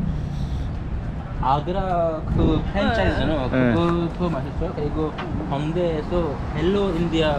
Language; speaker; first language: Korean; non-native, learner; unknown